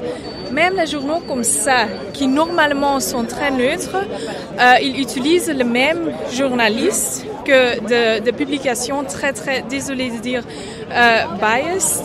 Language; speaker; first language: French; non-native, fluent; Persian